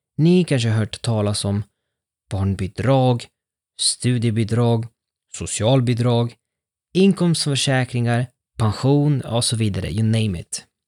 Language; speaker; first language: Swedish; non-native, fluent; Italian